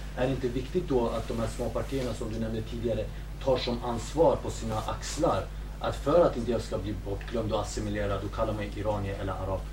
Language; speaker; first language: Swedish; early bilingual, other home language; Kurdish